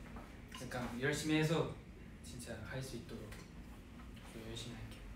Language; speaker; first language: Korean; non-native, fluent; Japanese